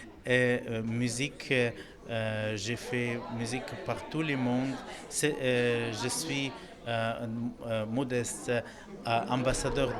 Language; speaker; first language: French; non-native, learner; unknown